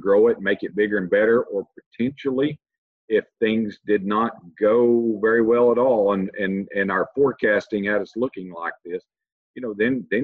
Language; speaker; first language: English; native; English